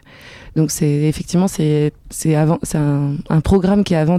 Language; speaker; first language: French; native; French